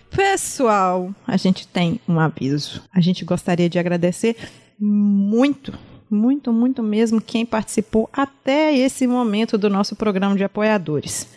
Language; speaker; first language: Portuguese; native; Portuguese